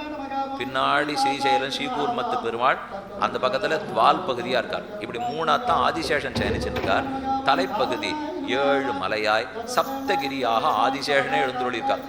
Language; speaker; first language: Tamil; native; Tamil